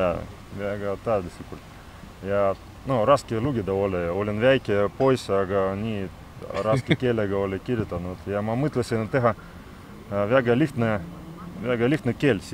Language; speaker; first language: Estonian; non-native, local second language; Russian